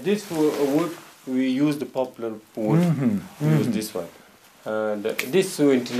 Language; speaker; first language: English; non-native, learner; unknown